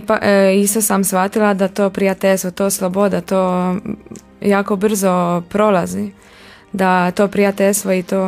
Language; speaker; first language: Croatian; non-native, local second language; Hungarian